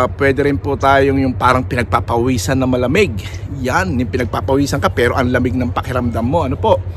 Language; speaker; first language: Filipino; native; Filipino